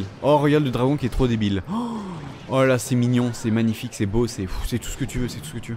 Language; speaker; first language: French; native; French